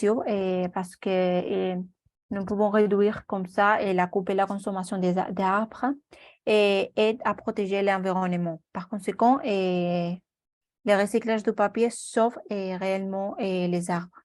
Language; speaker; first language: French; non-native, learner; Spanish